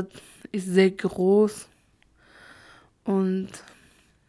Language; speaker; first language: German; non-native, learner; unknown